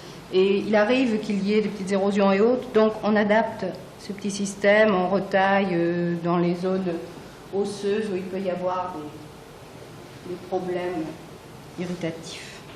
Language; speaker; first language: French; native; French